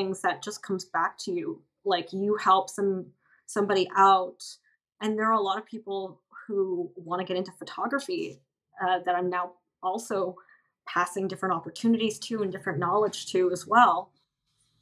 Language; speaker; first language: English; native; English